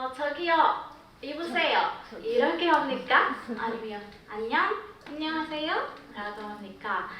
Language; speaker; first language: Korean; non-native, fluent; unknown